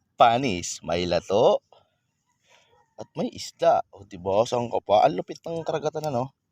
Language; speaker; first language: Filipino; non-native, local second language; Bikol